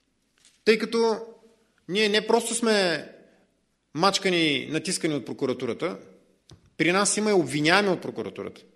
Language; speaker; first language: Bulgarian; native; Bulgarian